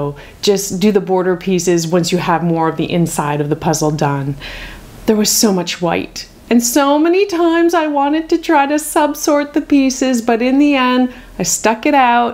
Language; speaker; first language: English; native; English